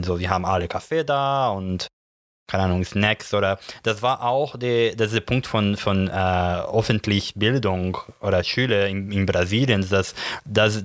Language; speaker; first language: German; non-native, learner; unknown